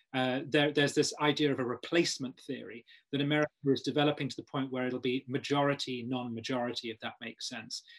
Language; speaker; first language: English; native; English